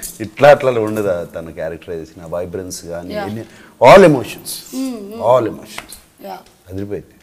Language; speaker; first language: Telugu; native; Telugu